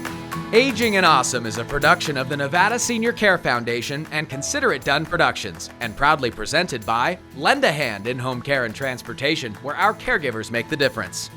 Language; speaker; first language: English; native; English